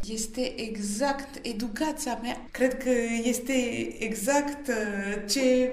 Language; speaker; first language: Romanian; early bilingual, heritage; Romanian